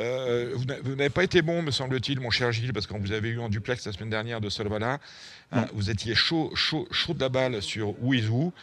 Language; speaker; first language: French; native; French